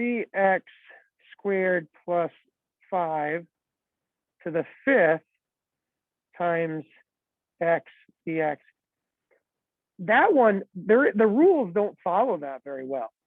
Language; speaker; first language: English; native; English